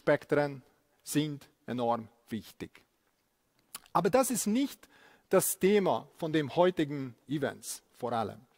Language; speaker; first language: German; non-native, fluent; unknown